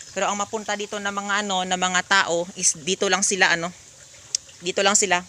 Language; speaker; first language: Filipino; non-native, local second language; Hiligaynon